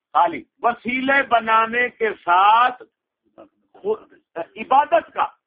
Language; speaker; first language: Urdu; non-native, local second language; Punjabi